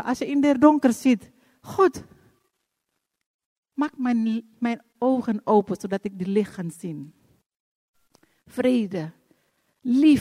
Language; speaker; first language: Dutch; non-native, fluent; Indonesian